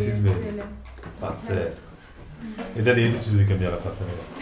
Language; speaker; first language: Italian; native; Italian